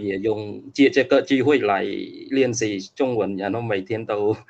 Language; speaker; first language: Chinese; non-native, fluent; Khmer